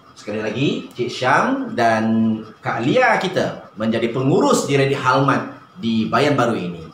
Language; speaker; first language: Malay; native; Malay